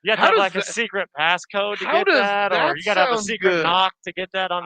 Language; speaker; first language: English; native; English